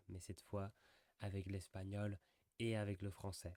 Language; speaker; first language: French; non-native, fluent; English